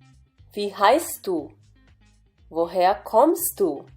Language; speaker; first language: German; non-native, fluent; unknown